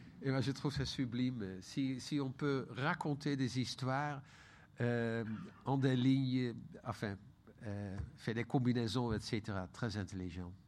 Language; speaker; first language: French; non-native, fluent; Dutch